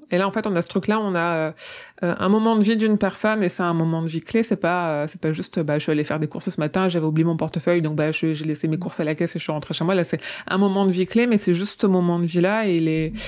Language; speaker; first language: French; native; French